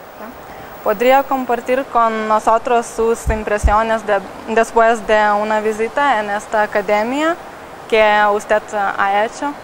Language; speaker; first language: Spanish; non-native, learner; Lithuanian